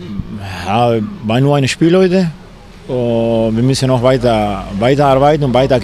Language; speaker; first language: German; non-native, learner; Spanish